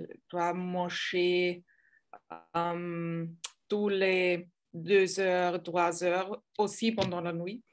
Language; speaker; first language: French; non-native, fluent; German